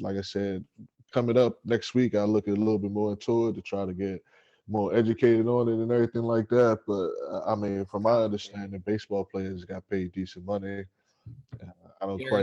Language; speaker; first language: English; native; English